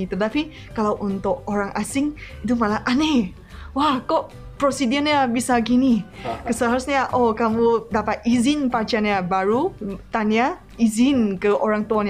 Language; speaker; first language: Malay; non-native, local second language; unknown